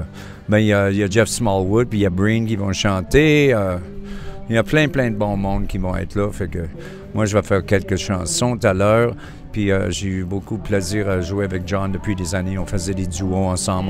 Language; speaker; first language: French; native; French